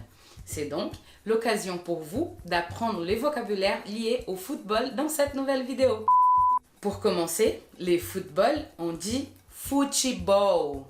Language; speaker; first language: French; non-native, fluent; Portuguese